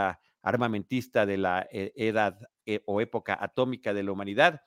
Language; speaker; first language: Spanish; native; Spanish